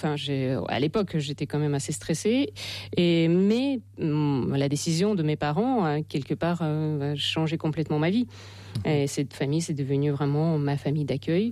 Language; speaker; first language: French; non-native, fluent; Russian